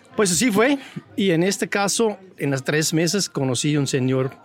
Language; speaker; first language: Spanish; non-native, fluent; Swiss German